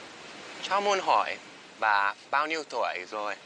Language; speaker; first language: Vietnamese; non-native, learner; English